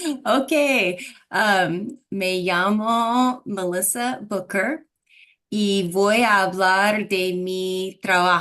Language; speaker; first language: Spanish; non-native, fluent; English